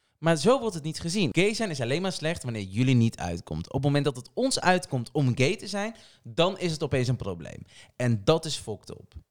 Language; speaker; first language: Dutch; early bilingual, other home language; Portuguese